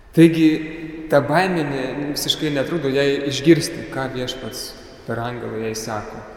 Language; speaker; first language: Lithuanian; native; Lithuanian